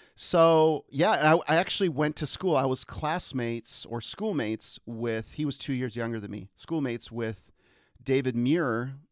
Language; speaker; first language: English; early bilingual, other home language; German